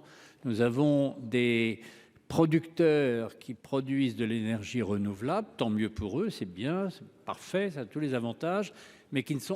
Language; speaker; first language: French; native; French